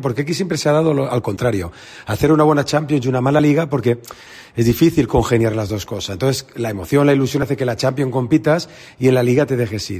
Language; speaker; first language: Spanish; non-native, local second language; Catalan